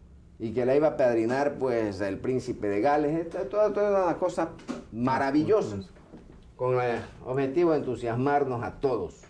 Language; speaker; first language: Spanish; native; Spanish